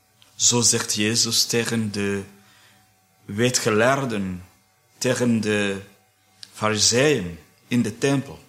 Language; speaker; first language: Dutch; non-native, fluent; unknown